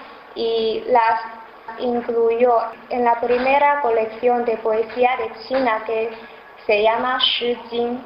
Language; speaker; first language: Spanish; non-native, fluent; Chinese